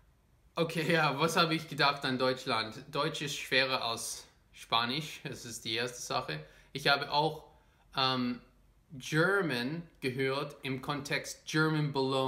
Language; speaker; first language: German; non-native, fluent; English